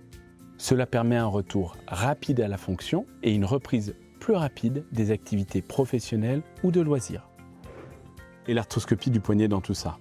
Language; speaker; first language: French; native; French